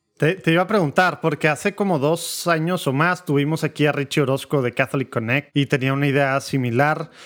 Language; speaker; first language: Spanish; native; Spanish